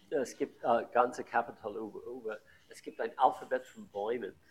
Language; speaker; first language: German; non-native, learner; English